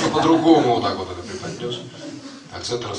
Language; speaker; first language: Russian; native; Russian